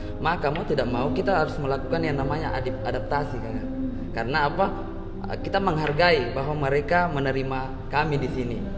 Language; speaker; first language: Indonesian; native; Indonesian